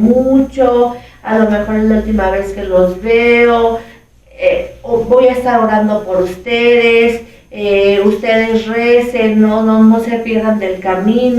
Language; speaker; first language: Spanish; native; Spanish